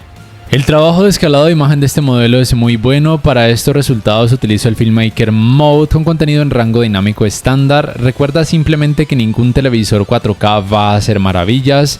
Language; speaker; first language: Spanish; native; Spanish